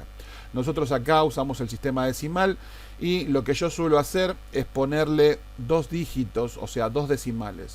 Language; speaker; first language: Spanish; native; Spanish